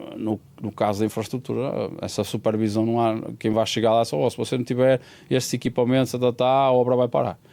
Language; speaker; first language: Portuguese; native; Portuguese